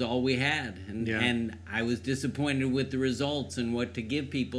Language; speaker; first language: English; native; English